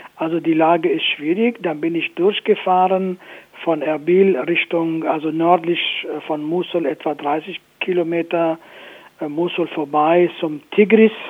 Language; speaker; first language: German; non-native, fluent; Kurdish